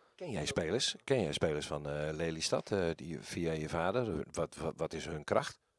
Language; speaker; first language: Dutch; native; Dutch